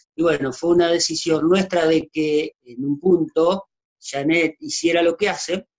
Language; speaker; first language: Spanish; native; Spanish